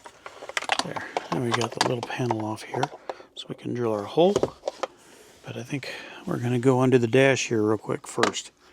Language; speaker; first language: English; native; English